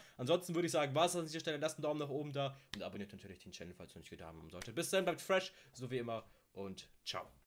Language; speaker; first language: German; native; German